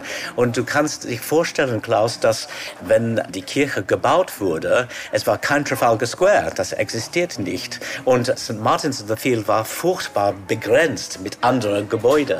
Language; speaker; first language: German; non-native, fluent; English